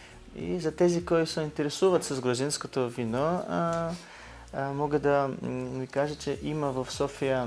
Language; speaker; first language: Bulgarian; non-native, learner; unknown